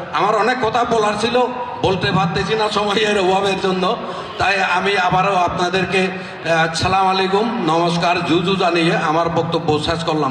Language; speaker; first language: Bangla; non-native, local second language; Chakma